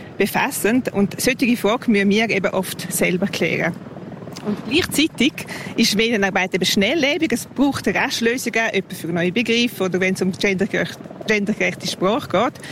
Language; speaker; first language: German; non-native, local second language; Romansh